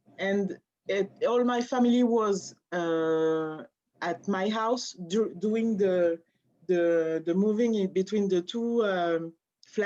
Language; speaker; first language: English; non-native, learner; French